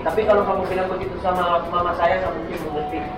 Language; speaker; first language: Indonesian; non-native, fluent; Italian